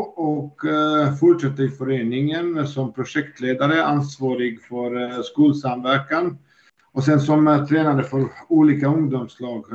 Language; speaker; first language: Swedish; non-native, fluent; Serbian